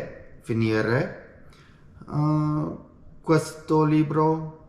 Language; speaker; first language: Italian; non-native, learner; English